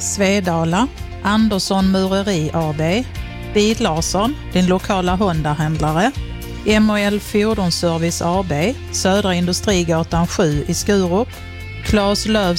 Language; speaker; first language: Swedish; native; Swedish